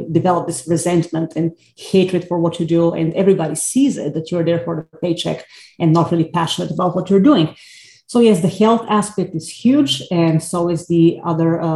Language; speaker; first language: English; non-native, fluent; Bulgarian